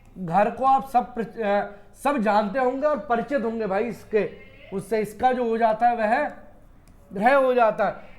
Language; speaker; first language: Hindi; native; Hindi